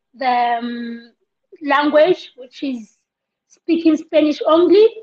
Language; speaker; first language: English; non-native, local second language; Southern Sotho